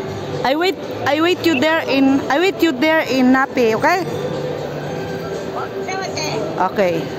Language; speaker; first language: English; non-native, learner; Filipino